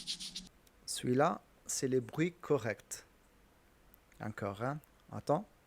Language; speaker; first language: French; non-native, learner; Italian